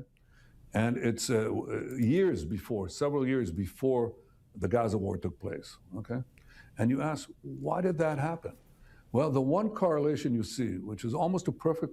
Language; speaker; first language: English; non-native, fluent; Hebrew